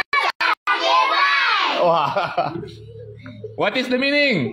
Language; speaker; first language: English; non-native, fluent; Indonesian